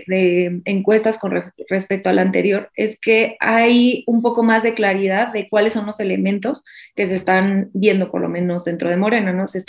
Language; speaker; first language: Spanish; native; Spanish